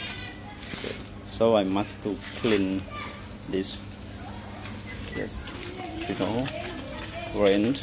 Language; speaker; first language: English; non-native, learner; Vietnamese